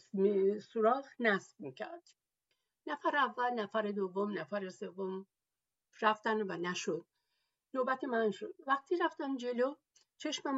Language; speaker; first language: Persian; native; Persian